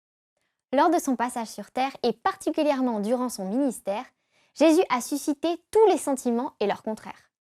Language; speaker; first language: French; native; French